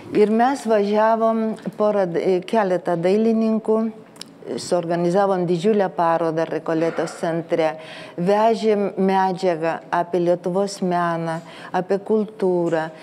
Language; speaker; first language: Lithuanian; early bilingual, other home language; Spanish